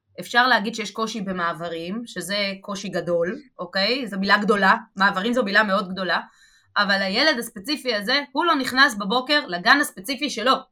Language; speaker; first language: Hebrew; native; Hebrew